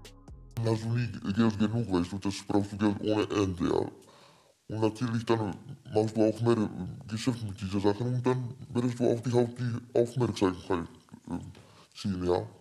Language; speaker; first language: German; non-native, fluent; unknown